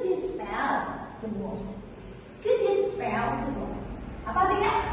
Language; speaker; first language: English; non-native, learner; Indonesian